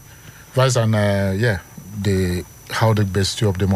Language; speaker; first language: Dutch; non-native, fluent; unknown